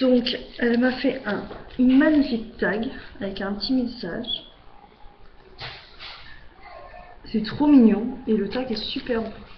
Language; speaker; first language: French; native; French